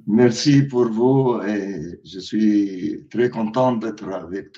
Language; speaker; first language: French; non-native, fluent; Arabic